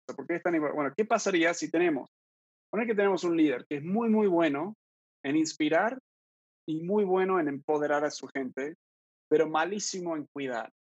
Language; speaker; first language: Spanish; early bilingual, other home language; English